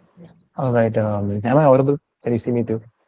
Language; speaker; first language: English; non-native, local second language; Malayalam